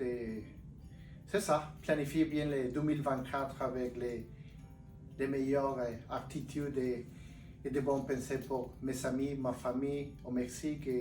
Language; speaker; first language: French; non-native, fluent; Spanish